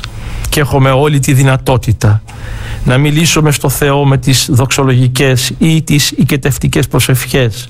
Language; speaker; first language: Greek; native; Greek